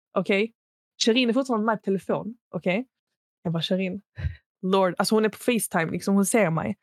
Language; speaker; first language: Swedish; early bilingual, other home language; Arabic